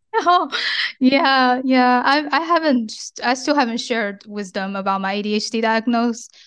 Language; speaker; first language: English; non-native, fluent; Chinese